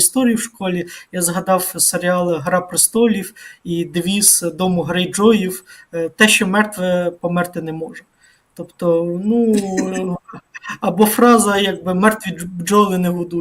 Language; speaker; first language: Ukrainian; native; Ukrainian